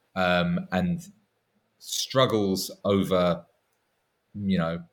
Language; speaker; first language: English; native; English